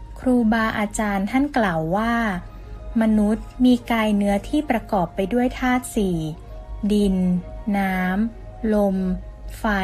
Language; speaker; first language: Thai; native; Thai